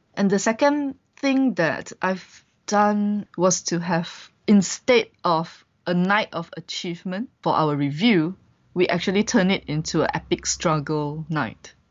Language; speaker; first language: English; non-native, local second language; Chinese